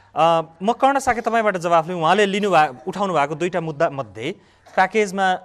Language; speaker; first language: Nepali; native; Nepali